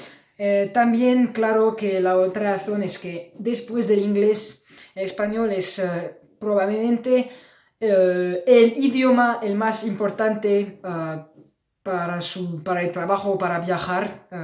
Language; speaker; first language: Spanish; non-native, learner; French